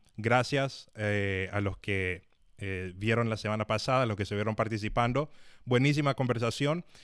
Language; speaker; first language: Spanish; native; Spanish